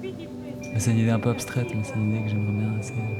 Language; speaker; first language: French; native; French